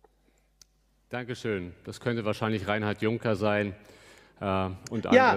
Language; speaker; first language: German; native; German